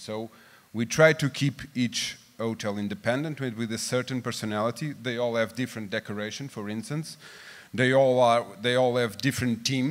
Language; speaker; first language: English; non-native, fluent; Portuguese